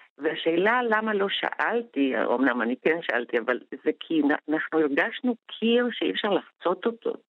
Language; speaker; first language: Hebrew; non-native, fluent; Spanish